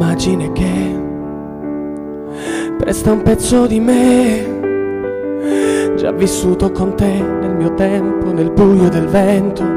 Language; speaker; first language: Italian; native; Italian